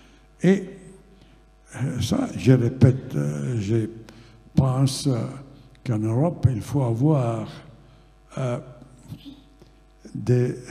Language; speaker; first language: French; non-native, fluent; Italian